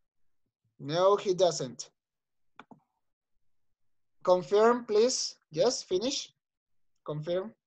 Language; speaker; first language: English; non-native, learner; Spanish